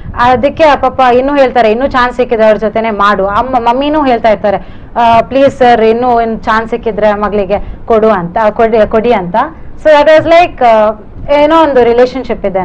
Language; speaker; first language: Kannada; non-native, local second language; Tulu